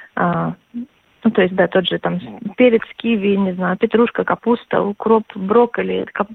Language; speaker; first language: Russian; native; Russian